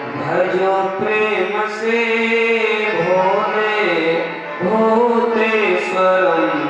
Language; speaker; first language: Hindi; native; Hindi